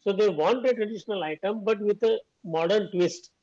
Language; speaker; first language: Hindi; non-native, local second language; Marathi